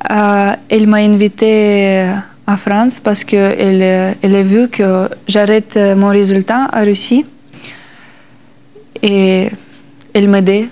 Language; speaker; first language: French; non-native, learner; Russian